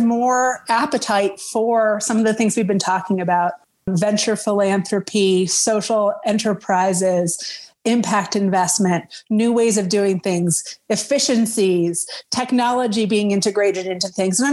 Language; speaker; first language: English; native; English